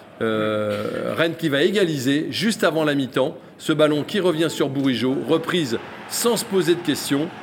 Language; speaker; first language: French; native; French